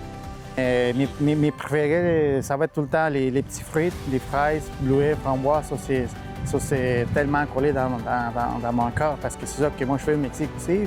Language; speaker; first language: French; native; French